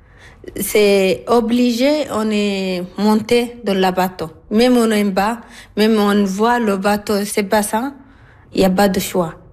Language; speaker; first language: French; non-native, learner; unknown